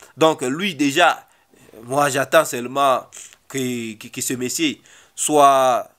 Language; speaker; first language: French; non-native, local second language; Swahili